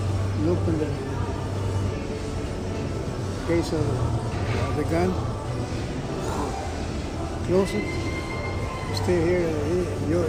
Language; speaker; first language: English; non-native, fluent; Spanish